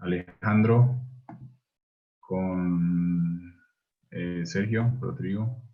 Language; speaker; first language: Spanish; native; Spanish